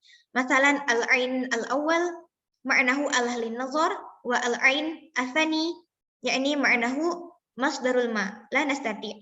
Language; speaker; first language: Arabic; non-native, learner; Indonesian